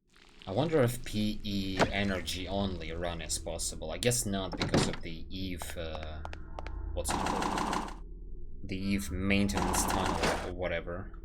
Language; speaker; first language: English; non-native, fluent; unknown